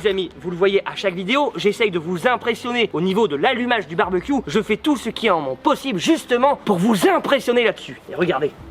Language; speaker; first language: French; native; French